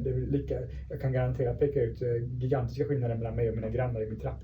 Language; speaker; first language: Swedish; early bilingual, other home language; Persian